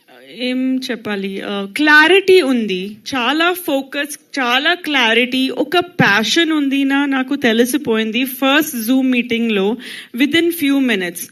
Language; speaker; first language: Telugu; non-native, local second language; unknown